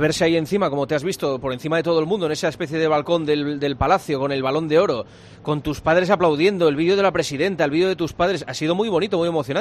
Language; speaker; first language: Spanish; native; Spanish